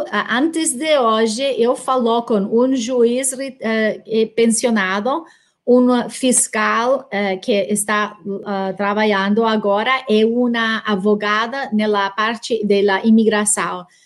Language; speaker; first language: Portuguese; non-native, learner; English